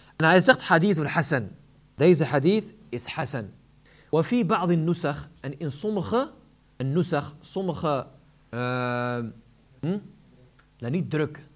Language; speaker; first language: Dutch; early bilingual, other home language; Arabic